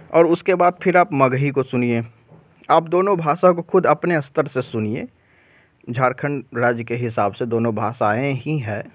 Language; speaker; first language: Hindi; non-native, local second language; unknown